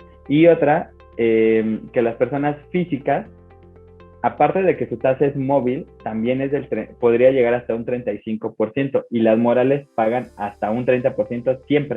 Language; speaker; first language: Spanish; native; Spanish